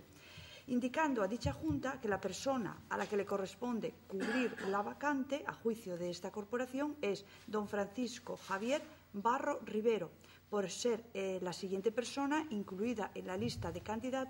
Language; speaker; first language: Spanish; native; Spanish